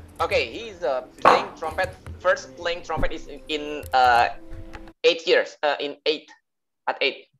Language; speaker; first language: English; non-native, learner; Indonesian